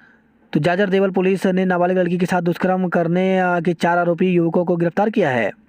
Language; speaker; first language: Hindi; native; Hindi